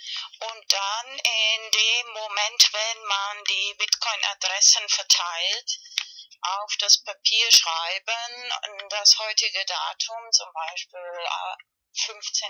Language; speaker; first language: German; non-native, fluent; Spanish